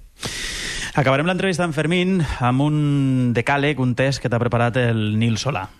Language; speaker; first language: Catalan; native; Catalan